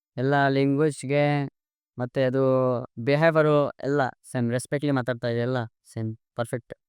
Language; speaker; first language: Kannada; non-native, learner; Assamese